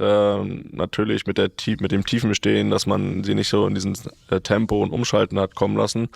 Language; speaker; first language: German; native; German